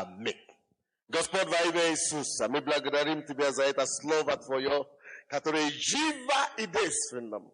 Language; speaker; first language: Russian; non-native, fluent; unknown